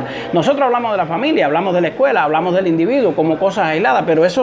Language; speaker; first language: Spanish; native; Spanish